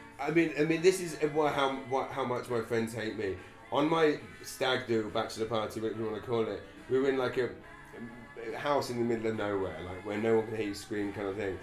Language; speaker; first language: English; native; English